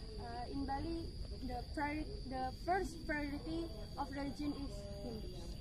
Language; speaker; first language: English; non-native, learner; Indonesian